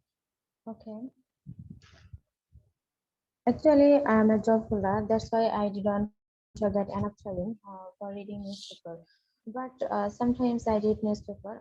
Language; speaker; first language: English; non-native, learner; Bangla